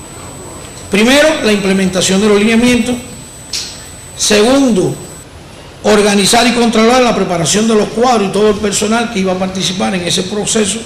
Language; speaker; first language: Spanish; native; Spanish